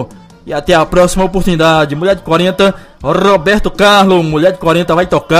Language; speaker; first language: Portuguese; native; Portuguese